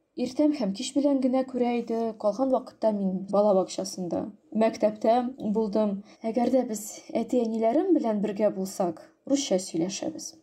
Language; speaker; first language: Tatar; non-native, local second language; Russian